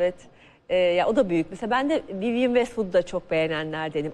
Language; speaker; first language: Turkish; native; Turkish